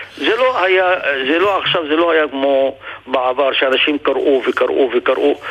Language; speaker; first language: Hebrew; non-native, local second language; Arabic